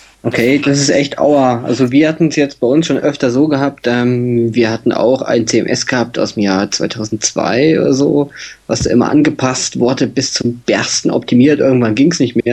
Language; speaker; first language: German; native; German